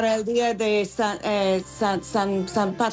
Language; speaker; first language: Spanish; non-native, fluent; English